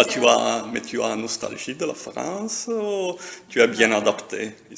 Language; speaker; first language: French; non-native, fluent; Italian